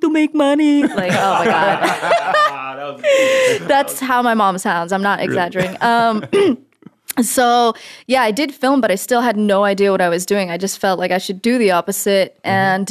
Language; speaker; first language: English; native; English